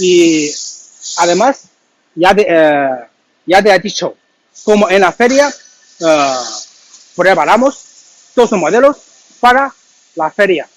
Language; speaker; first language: Spanish; non-native, learner; Chinese